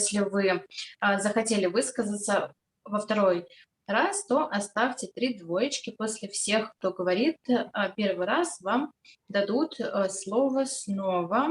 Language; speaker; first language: Russian; native; Russian